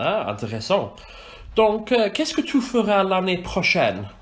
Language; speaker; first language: French; non-native, fluent; Welsh